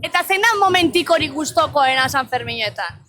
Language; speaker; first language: Basque; native; Basque